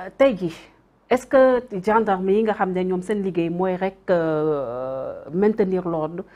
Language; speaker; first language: French; non-native, local second language; Wolof